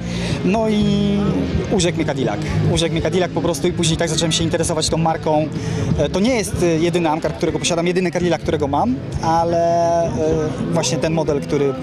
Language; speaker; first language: Polish; native; Polish